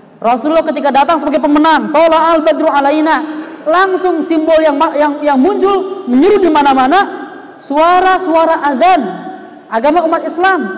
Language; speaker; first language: Indonesian; native; Indonesian